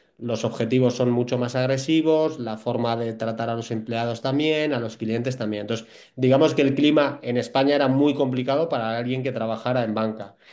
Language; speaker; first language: Spanish; native; Spanish